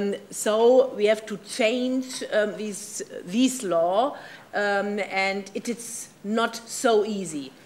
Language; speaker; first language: English; non-native, learner; German